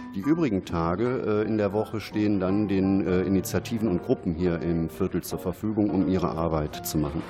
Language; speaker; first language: German; native; German